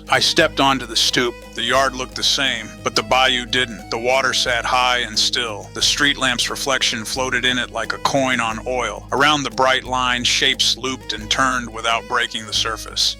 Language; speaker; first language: English; native; English